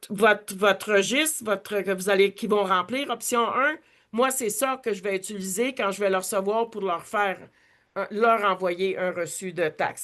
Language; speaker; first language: French; native; French